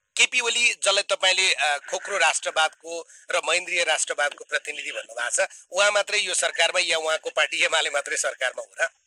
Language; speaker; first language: Nepali; native; Nepali